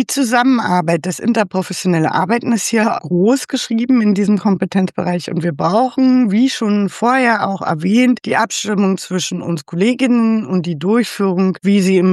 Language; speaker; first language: German; native; German